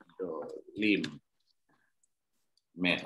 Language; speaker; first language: Hebrew; non-native, fluent; Indonesian